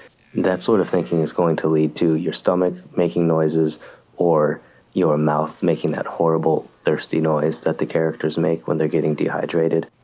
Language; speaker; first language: English; native; English